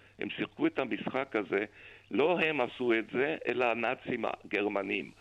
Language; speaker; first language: Hebrew; early bilingual, other home language; German